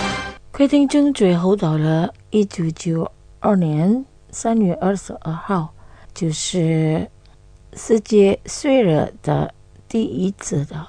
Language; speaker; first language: Chinese; non-native, learner; Indonesian